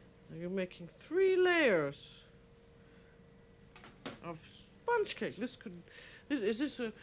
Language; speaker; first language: English; native; English